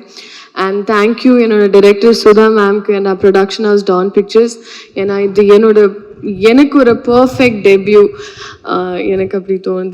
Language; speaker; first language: Tamil; non-native, learner; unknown